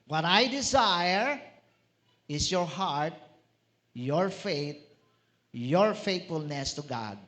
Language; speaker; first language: English; non-native, local second language; Filipino